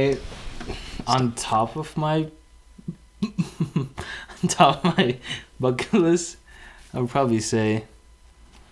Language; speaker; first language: English; non-native, fluent; Vietnamese